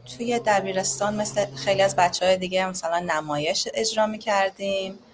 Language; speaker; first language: Persian; native; Persian